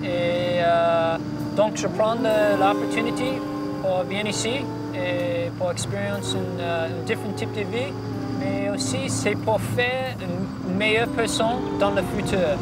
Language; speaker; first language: French; non-native, learner; English